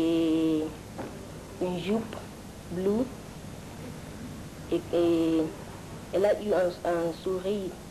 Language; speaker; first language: French; non-native, learner; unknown